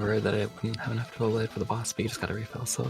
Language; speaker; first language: English; native; English